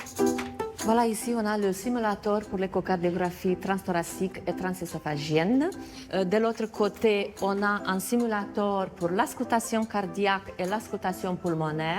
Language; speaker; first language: French; non-native, fluent; Romanian